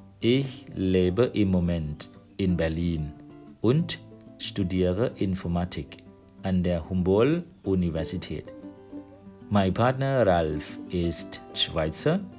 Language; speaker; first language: German; non-native, fluent; Thai